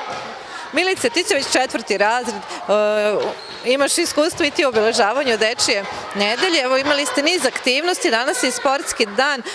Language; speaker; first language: Serbian; native; Serbian